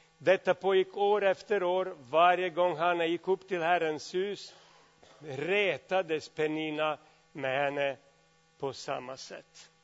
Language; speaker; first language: Swedish; non-native, fluent; Serbian